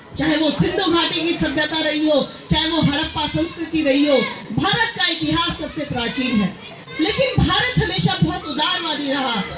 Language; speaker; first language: Hindi; native; Hindi